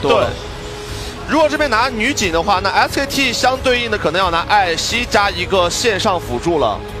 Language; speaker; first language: Chinese; native; Chinese